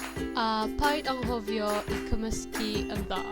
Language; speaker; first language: Welsh; non-native, learner; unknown